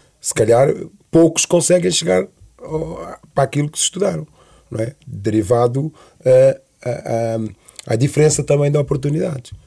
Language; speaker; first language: Portuguese; early bilingual, other home language; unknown